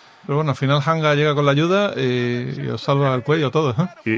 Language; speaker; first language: Spanish; native; Spanish